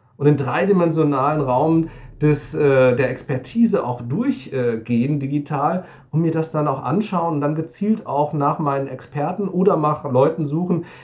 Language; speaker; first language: German; native; German